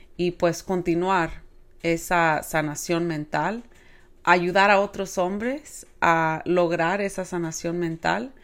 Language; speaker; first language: Spanish; early bilingual, heritage; Spanish